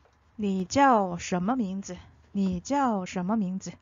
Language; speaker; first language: Chinese; non-native, fluent; Korean